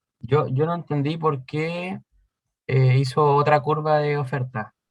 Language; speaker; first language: Spanish; native; Spanish